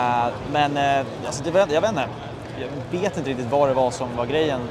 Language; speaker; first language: Swedish; native; Swedish